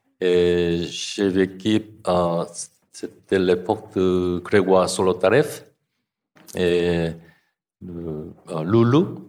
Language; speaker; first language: French; non-native, fluent; Korean